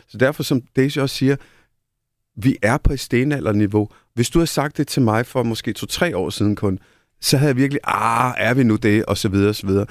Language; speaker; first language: Danish; early bilingual, other home language; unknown